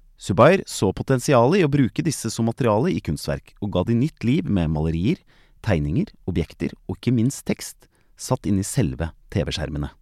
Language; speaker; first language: Norwegian; native; Norwegian